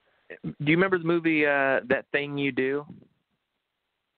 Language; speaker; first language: English; native; English